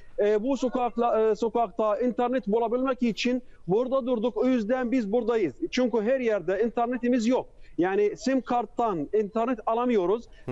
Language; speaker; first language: Turkish; non-native, fluent; Arabic